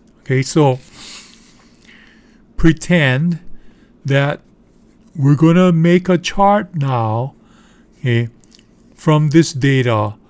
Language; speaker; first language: English; native; English